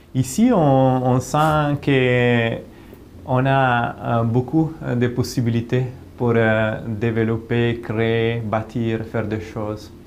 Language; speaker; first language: French; non-native, fluent; Italian